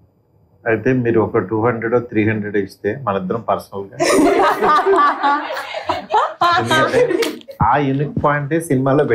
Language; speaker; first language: Telugu; native; Telugu